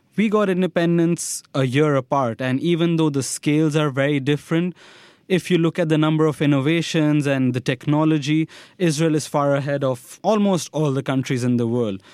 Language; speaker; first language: English; non-native, local second language; Hindi